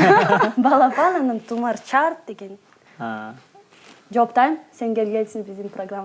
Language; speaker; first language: Kyrgyz; non-native, local second language; Russian